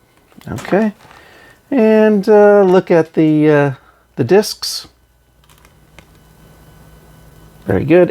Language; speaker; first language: English; native; English